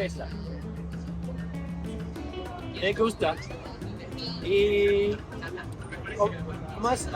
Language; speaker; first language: Spanish; non-native, learner; English